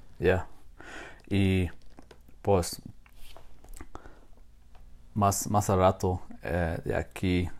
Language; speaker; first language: Spanish; non-native, fluent; English